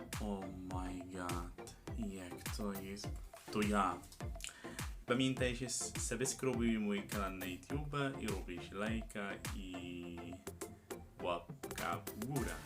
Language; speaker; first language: Polish; non-native, learner; Arabic